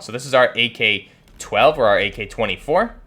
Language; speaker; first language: English; native; English